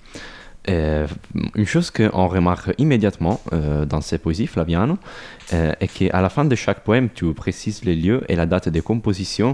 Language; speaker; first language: French; non-native, fluent; Italian